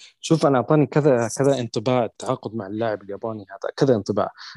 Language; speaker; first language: Arabic; native; Arabic